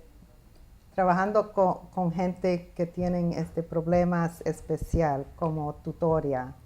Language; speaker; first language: Spanish; early bilingual, heritage; Spanish